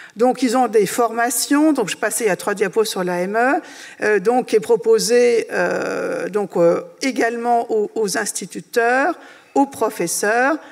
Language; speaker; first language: French; native; French